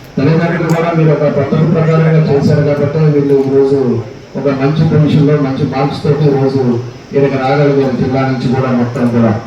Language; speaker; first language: Telugu; native; Telugu